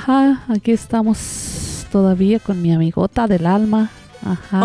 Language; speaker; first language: Spanish; native; Spanish